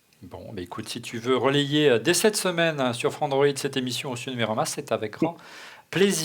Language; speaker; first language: French; native; French